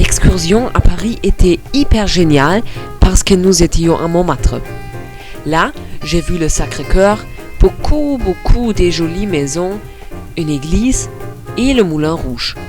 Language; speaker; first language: French; non-native, learner; German